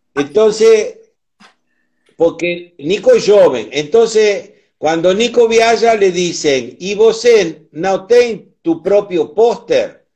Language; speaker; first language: Spanish; native; Spanish